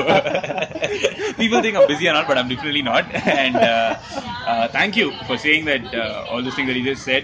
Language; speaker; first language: English; non-native, local second language; Tamil